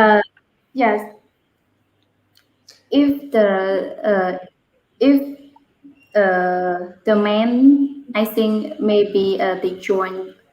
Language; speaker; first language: English; non-native, learner; Khmer